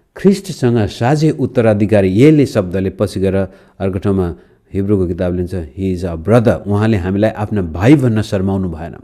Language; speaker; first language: Nepali; native; Nepali